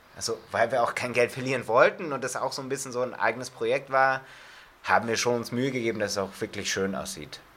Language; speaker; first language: German; non-native, fluent; English